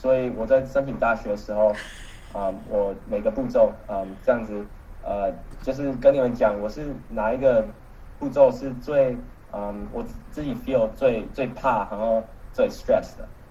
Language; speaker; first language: Chinese; early bilingual, heritage; Chinese